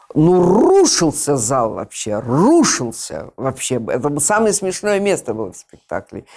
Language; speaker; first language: Russian; native; Russian